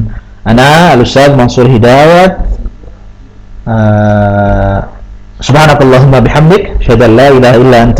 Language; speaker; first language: Arabic; non-native, fluent; Indonesian